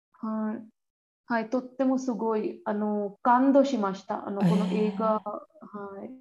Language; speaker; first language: Japanese; non-native, learner; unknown